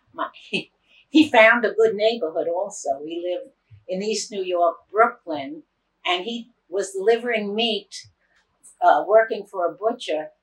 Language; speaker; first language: English; native; English